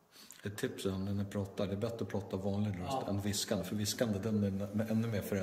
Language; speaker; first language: Swedish; native; Swedish